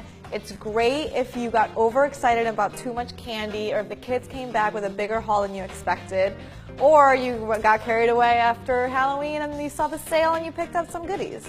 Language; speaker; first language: English; native; English